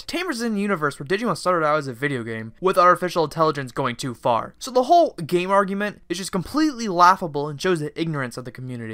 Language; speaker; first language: English; native; English